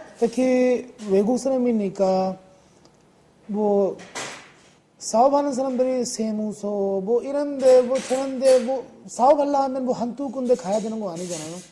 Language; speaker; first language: Korean; non-native, fluent; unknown